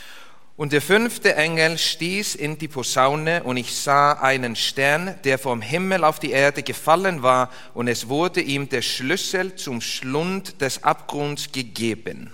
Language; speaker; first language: German; non-native, learner; English